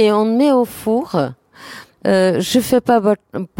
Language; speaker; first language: French; non-native, learner; Armenian